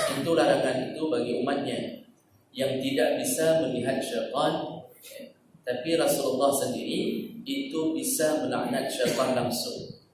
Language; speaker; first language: Malay; non-native, local second language; Achinese